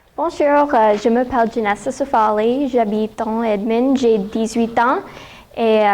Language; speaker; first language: French; non-native, learner; English